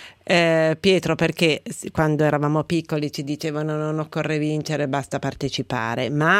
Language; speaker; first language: Italian; native; Italian